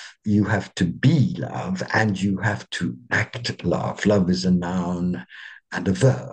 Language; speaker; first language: English; native; English